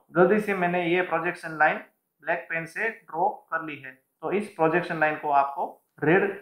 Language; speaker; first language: Hindi; non-native, local second language; Gujarati